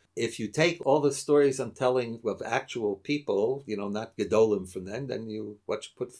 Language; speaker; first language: English; native; English